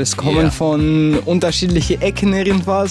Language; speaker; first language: German; early bilingual, other home language; Russian